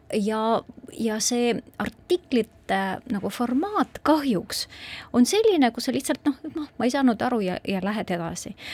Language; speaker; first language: Estonian; non-native, local second language; Russian